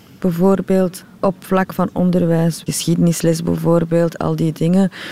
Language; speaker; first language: Dutch; early bilingual, other home language; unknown